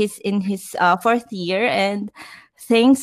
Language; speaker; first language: English; non-native, local second language; Filipino